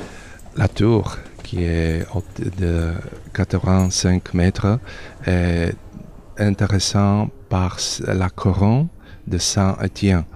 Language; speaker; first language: French; non-native, learner; Slovak